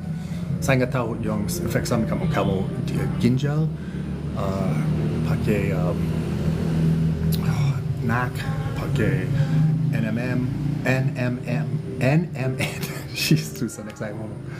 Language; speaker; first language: Indonesian; non-native, learner; English